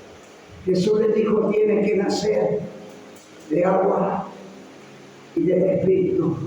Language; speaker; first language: Spanish; native; Spanish